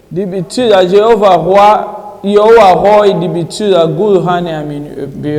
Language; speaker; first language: Swedish; non-native, fluent; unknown